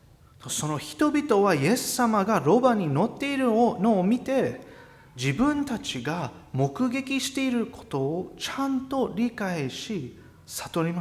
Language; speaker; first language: Japanese; non-native, fluent; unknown